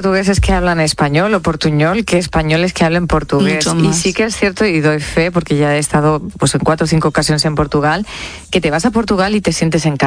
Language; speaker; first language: Spanish; native; Spanish